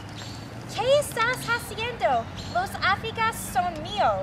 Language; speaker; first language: Spanish; non-native, learner; English